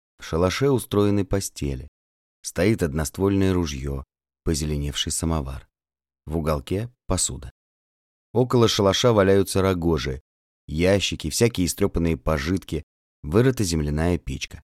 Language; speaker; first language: Russian; native; Russian